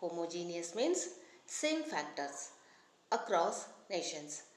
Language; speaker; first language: English; non-native, local second language; Kannada